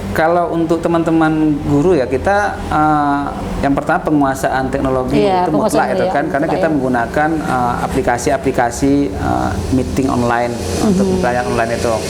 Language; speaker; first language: Indonesian; native; Indonesian